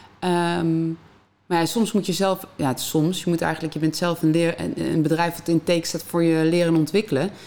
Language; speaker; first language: Dutch; native; Dutch